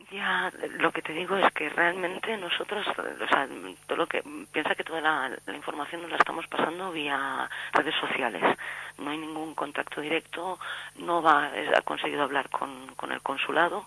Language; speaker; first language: Spanish; native; Spanish